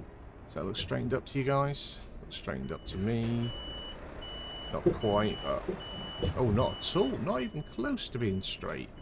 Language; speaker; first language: English; native; English